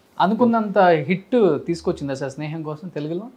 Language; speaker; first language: Telugu; native; Telugu